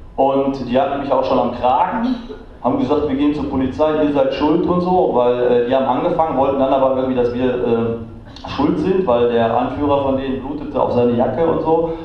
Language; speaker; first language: German; native; German